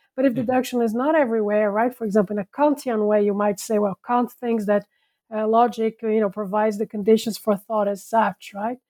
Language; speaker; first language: English; non-native, fluent; Portuguese